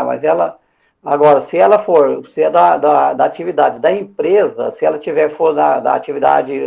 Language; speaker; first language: Portuguese; native; Portuguese